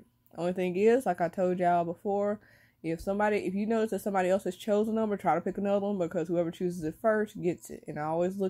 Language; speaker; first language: English; native; English